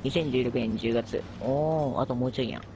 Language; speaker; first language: Japanese; native; Japanese